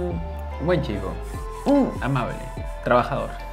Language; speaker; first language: Spanish; native; Spanish